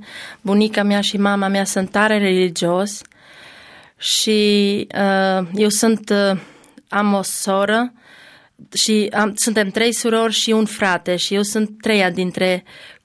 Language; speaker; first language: Romanian; non-native, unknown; Albanian